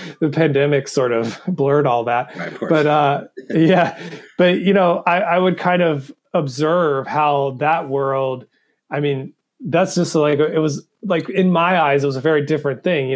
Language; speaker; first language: English; native; English